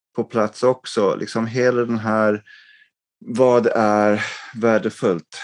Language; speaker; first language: Swedish; non-native, fluent; English